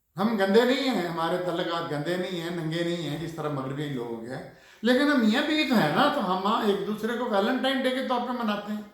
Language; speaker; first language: Urdu; native; Urdu